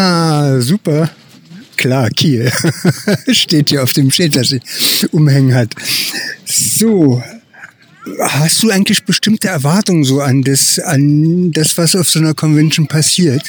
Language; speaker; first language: German; native; German